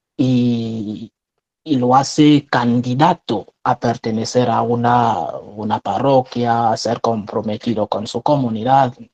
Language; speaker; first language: Spanish; non-native, fluent; French